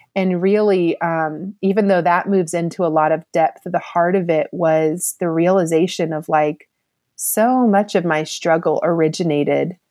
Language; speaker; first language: English; native; English